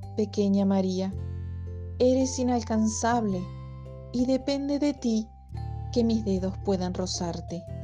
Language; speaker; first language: Spanish; early bilingual, heritage; Spanish